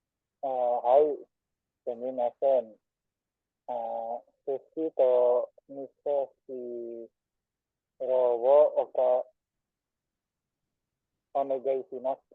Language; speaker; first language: Japanese; non-native, learner; Indonesian